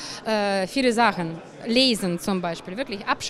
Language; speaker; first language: German; non-native, fluent; Russian